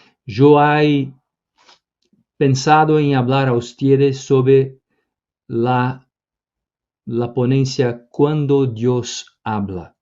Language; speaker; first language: Spanish; non-native, fluent; Portuguese